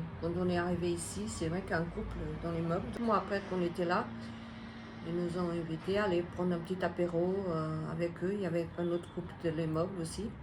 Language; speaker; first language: French; non-native, fluent; Portuguese